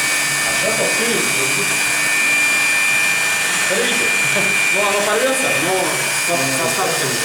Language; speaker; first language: Russian; native; Russian